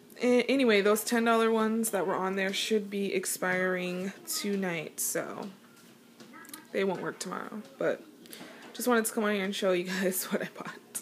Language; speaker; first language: English; native; English